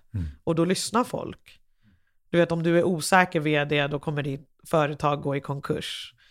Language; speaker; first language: Swedish; early bilingual, other home language; English